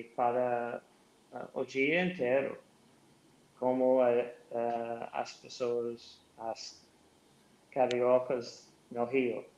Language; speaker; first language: Portuguese; non-native, learner; English